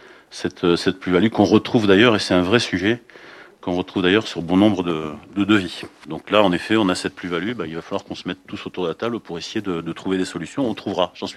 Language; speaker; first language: French; native; French